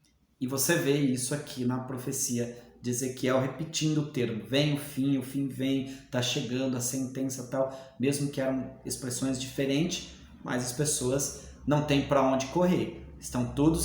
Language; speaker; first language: Portuguese; native; Portuguese